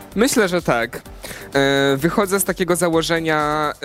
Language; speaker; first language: Polish; native; Polish